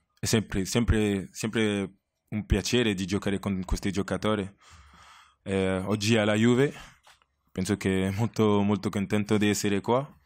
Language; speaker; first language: Italian; non-native, learner; French